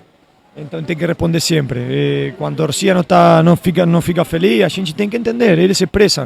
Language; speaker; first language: Portuguese; non-native, fluent; Spanish